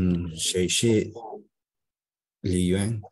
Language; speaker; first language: Chinese; non-native, learner; Spanish